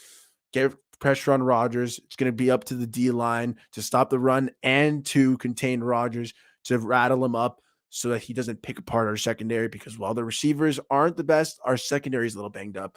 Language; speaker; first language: English; native; English